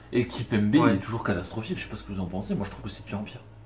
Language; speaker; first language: French; native; French